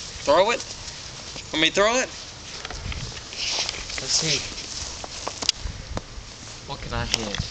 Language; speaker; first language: English; native; English